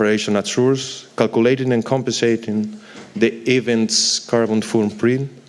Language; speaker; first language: English; non-native, fluent; Galician